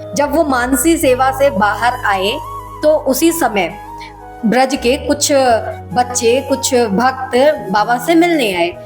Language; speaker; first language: Hindi; native; Hindi